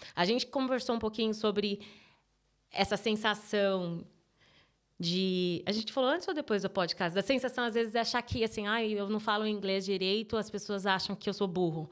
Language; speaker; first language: Portuguese; native; Portuguese